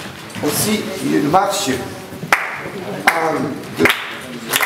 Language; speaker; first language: French; non-native, learner; Japanese